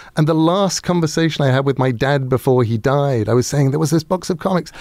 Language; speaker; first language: English; native; English